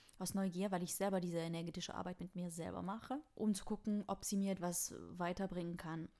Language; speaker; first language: German; non-native, fluent; French